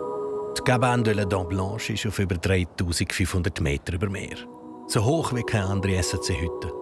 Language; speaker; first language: German; native; German